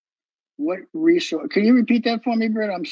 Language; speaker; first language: English; native; English